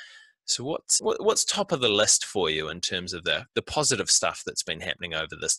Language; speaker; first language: English; native; English